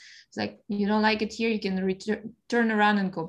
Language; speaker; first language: English; non-native, fluent; Russian